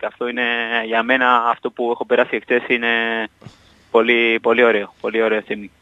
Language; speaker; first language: Greek; non-native, fluent; Spanish